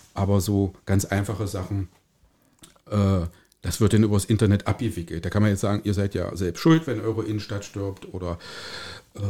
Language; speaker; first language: German; native; German